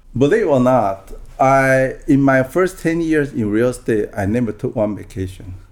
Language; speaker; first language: English; non-native, fluent; Min Nan Chinese